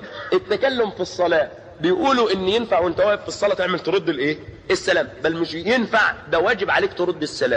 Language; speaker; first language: Arabic; native; Arabic